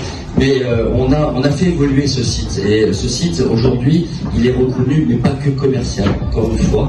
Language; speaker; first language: French; native; French